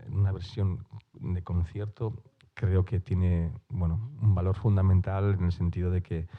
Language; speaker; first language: Spanish; non-native, local second language; Basque